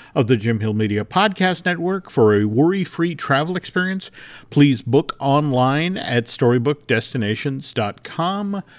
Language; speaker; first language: English; native; English